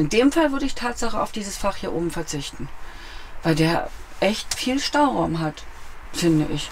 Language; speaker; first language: German; native; German